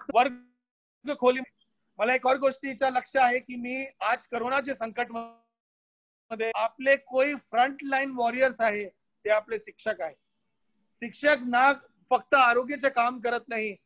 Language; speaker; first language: Marathi; non-native, local second language; Hindi